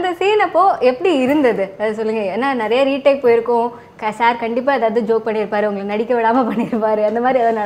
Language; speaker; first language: Tamil; native; Tamil